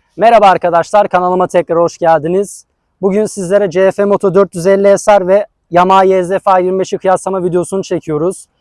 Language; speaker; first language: Turkish; native; Turkish